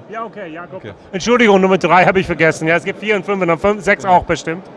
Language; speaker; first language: German; non-native, learner; English